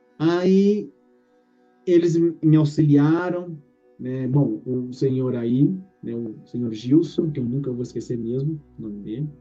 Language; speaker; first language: Portuguese; native; Portuguese